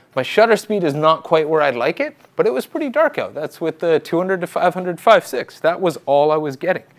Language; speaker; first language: English; native; English